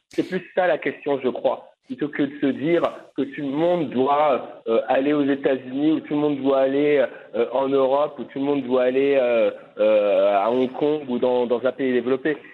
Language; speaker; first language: French; native; French